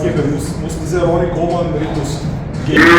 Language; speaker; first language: German; non-native, fluent; Bulgarian